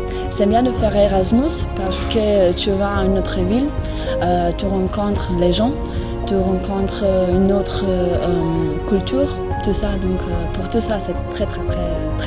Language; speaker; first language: French; non-native, learner; Croatian